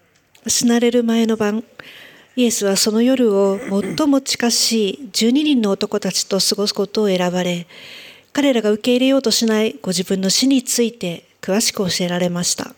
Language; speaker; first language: Japanese; native; Japanese